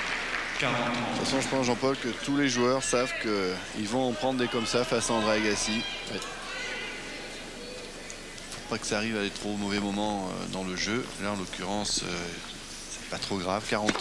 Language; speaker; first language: French; native; French